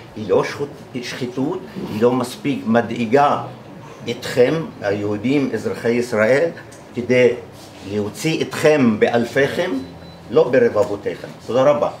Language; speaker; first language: Hebrew; native; Hebrew